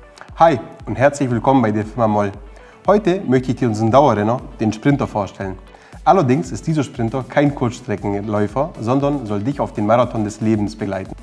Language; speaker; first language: German; native; German